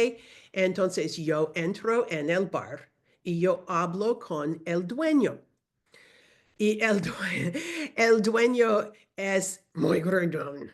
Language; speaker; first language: Spanish; non-native, fluent; English